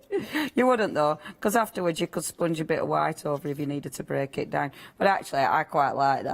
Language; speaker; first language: English; native; English